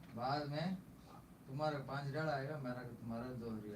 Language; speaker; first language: Hindi; non-native, learner; Tamil